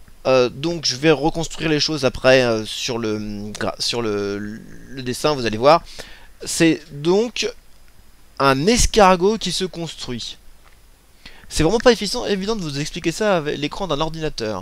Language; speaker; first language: French; native; French